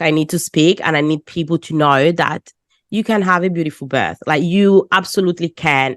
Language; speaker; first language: English; non-native, fluent; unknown